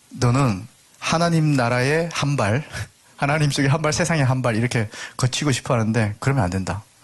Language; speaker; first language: Korean; native; Korean